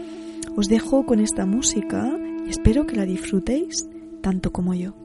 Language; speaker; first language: Spanish; native; Spanish